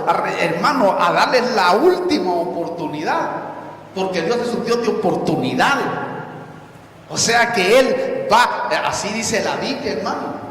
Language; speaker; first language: Spanish; native; Spanish